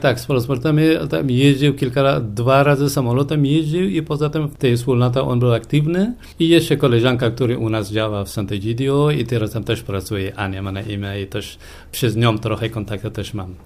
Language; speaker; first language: Polish; non-native, fluent; Persian